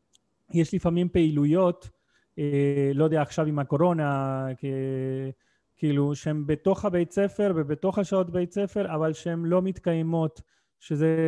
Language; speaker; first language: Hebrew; non-native, fluent; Spanish